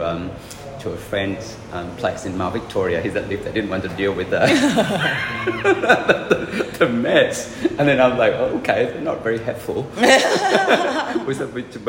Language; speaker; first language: English; non-native, fluent; Vietnamese